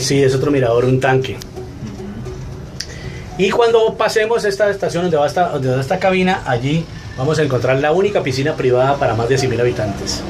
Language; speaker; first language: Spanish; native; Spanish